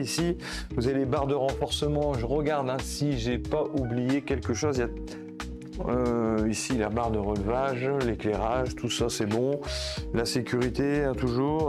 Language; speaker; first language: French; native; French